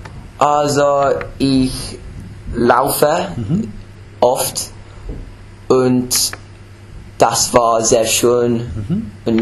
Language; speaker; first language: German; non-native, learner; English